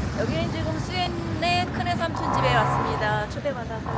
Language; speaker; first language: Korean; native; Korean